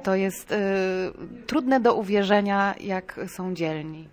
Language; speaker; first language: Polish; native; Polish